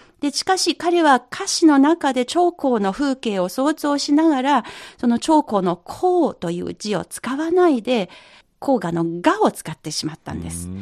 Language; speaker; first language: Japanese; non-native, fluent; Chinese